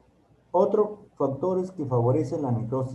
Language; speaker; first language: Spanish; native; Spanish